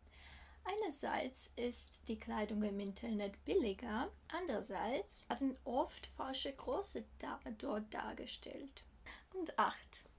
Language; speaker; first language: German; non-native, fluent; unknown